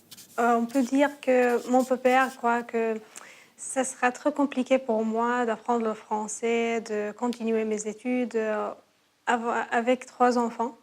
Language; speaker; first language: French; non-native, learner; Arabic